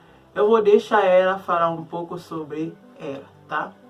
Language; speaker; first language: Portuguese; non-native, learner; Haitian Creole